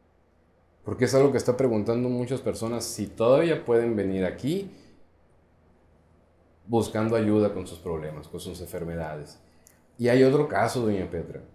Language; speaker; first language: Spanish; native; Spanish